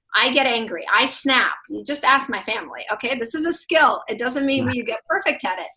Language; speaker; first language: English; non-native, fluent; Russian